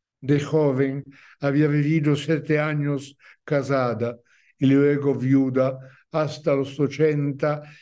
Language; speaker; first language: Spanish; non-native, fluent; Italian